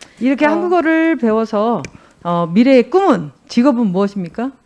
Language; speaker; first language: Korean; native; Korean